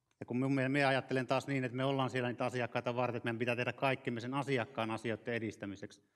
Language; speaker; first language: Finnish; native; Finnish